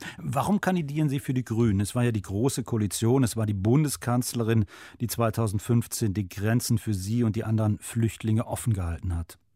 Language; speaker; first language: German; native; German